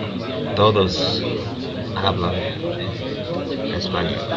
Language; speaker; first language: Spanish; non-native, learner; English